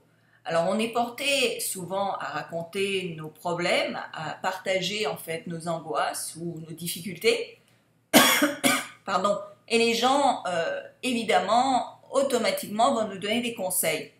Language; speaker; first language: French; native; French